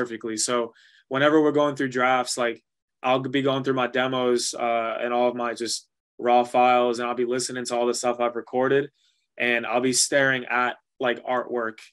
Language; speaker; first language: English; early bilingual, other home language; Spanish